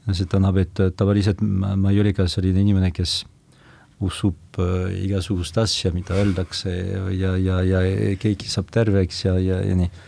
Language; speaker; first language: Estonian; non-native, fluent; French